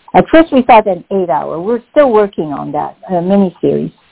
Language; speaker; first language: English; non-native, fluent; French